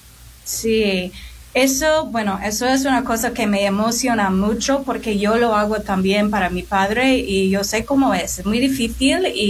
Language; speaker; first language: Spanish; non-native, fluent; English